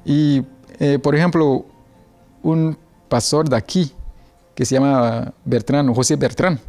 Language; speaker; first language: Spanish; non-native, learner; Ewe